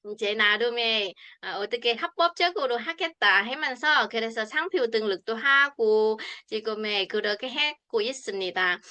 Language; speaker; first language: Korean; non-native, fluent; Vietnamese